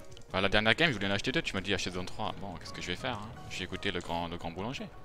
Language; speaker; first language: French; native; French